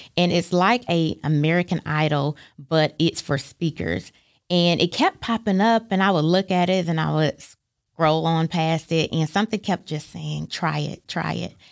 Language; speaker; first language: English; native; English